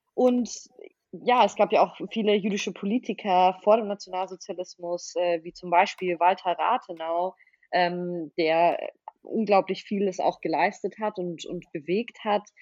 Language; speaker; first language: German; native; German